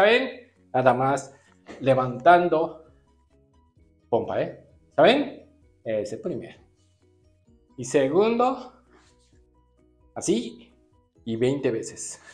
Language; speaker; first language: Spanish; non-native, learner; Japanese